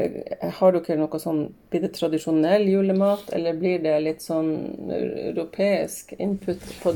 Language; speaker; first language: Norwegian; native; Norwegian